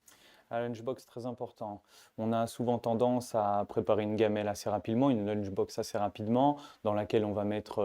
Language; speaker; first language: French; native; French